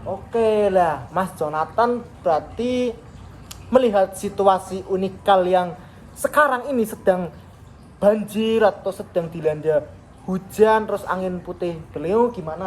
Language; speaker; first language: Indonesian; native; Indonesian